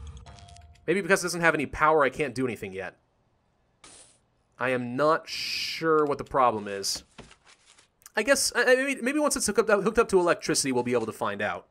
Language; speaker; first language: English; native; English